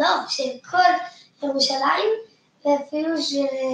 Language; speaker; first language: Hebrew; early bilingual, other home language; French